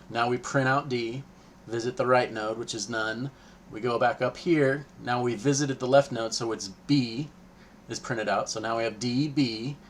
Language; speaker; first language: English; native; English